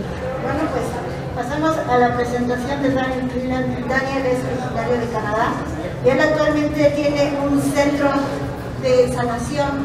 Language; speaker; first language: Spanish; native; Spanish